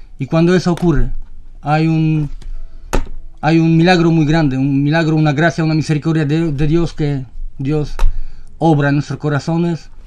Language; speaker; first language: Spanish; non-native, fluent; Polish